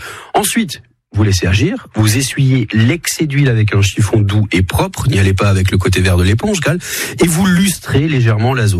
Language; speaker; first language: French; native; French